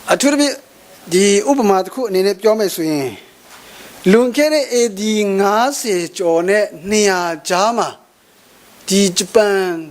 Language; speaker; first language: Burmese; non-native, local second language; Kachin